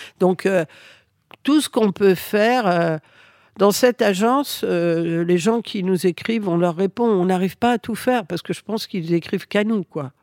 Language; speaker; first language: French; early bilingual, other home language; Spanish